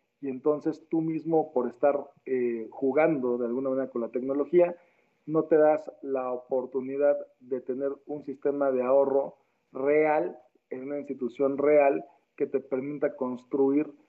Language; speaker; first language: Spanish; native; Spanish